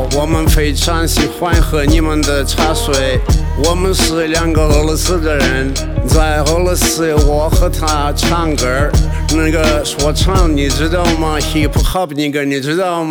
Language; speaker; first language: Chinese; non-native, learner; Russian